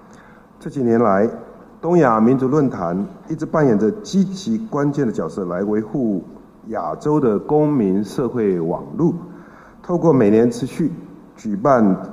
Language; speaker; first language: Chinese; native; Chinese